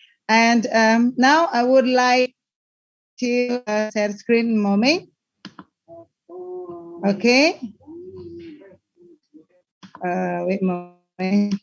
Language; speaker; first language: English; non-native, learner; Indonesian